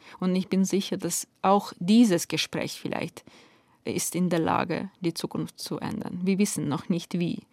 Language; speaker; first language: German; non-native, fluent; Ukrainian